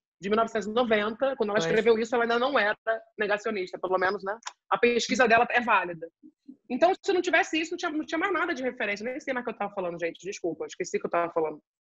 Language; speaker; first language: Portuguese; native; Portuguese